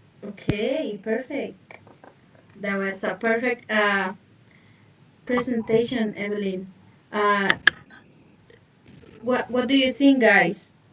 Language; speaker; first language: English; non-native, fluent; Spanish